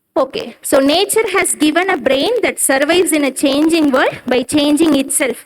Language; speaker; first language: English; non-native, local second language; Tamil